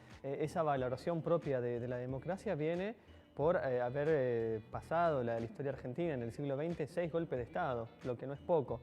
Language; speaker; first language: Spanish; native; Spanish